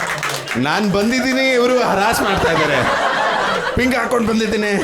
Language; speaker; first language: Kannada; non-native, learner; Punjabi